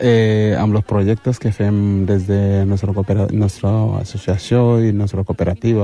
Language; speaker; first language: Catalan; early bilingual, other home language; Wolof